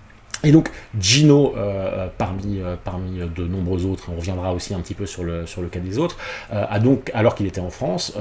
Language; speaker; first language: French; native; French